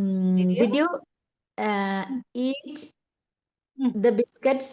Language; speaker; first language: English; non-native, learner; Malayalam